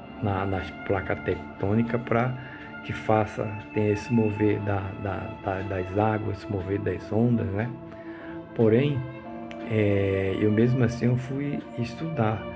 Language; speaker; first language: Portuguese; native; Portuguese